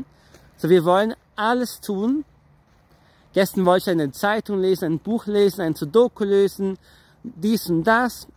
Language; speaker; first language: German; non-native, fluent; Portuguese